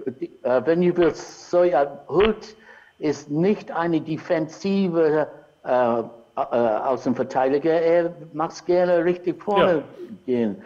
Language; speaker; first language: German; non-native, fluent; English